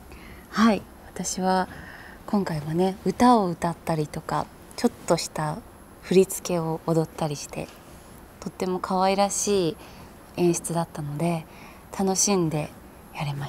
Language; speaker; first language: Japanese; native; Japanese